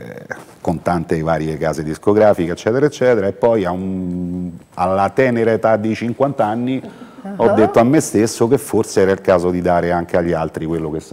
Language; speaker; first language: Italian; native; Italian